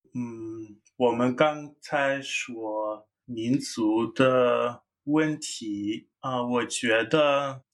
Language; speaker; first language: Chinese; non-native, fluent; English